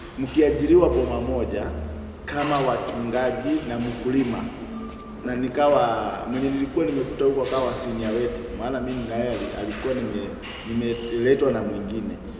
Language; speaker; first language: Swahili; non-native, local second language; Kikuyu